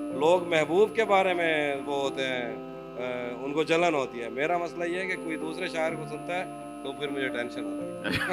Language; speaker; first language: Urdu; non-native, local second language; Saraiki